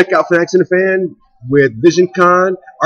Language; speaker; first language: English; native; English